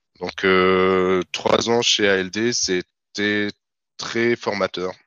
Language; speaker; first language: French; non-native, local second language; Arabic